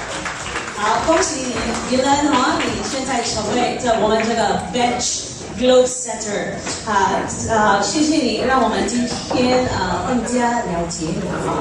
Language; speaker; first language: Chinese; early bilingual, heritage; Chinese